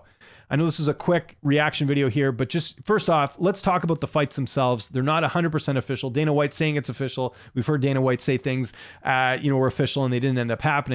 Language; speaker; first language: English; native; English